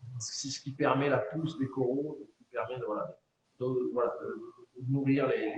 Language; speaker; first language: French; native; French